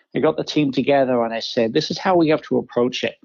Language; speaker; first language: English; native; English